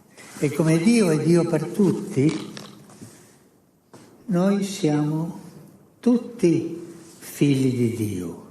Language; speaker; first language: Italian; non-native, fluent; Spanish